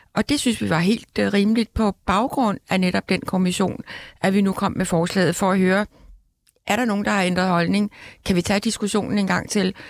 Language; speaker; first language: Danish; native; Danish